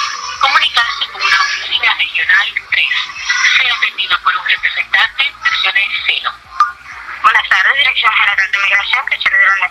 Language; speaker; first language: Spanish; native; Spanish